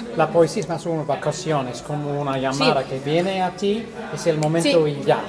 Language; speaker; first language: Spanish; non-native, fluent; English